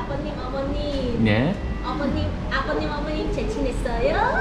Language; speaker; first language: Korean; non-native, learner; Vietnamese